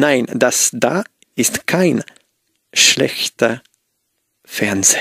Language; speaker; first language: German; non-native, learner; Spanish